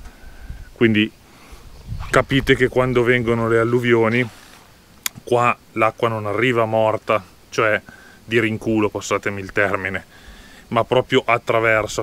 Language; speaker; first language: Italian; native; Italian